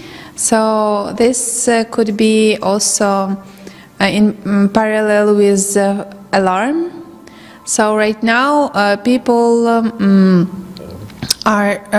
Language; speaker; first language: English; non-native, local second language; Ukrainian